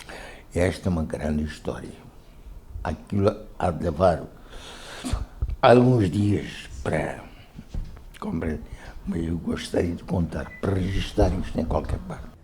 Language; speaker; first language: Portuguese; non-native, local second language; Konkani